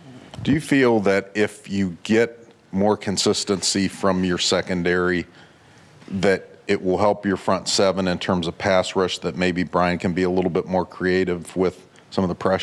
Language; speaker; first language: English; native; English